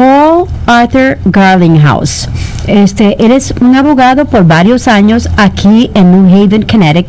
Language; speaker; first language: Spanish; native; Spanish